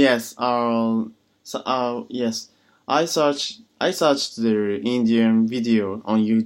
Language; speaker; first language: English; non-native, learner; Japanese